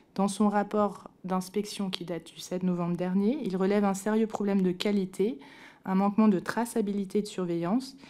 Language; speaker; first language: French; native; French